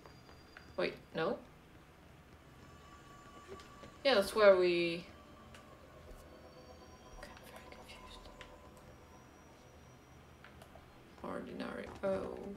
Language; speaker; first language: English; non-native, fluent; French